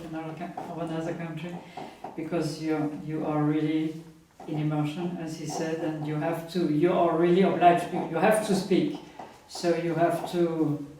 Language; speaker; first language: English; non-native, fluent; French